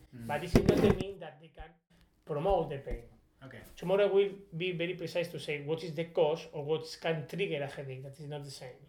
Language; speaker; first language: English; non-native, learner; Spanish